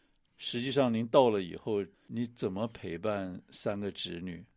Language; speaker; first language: Chinese; native; Chinese